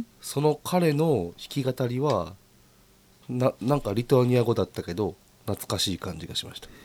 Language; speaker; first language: Japanese; native; Japanese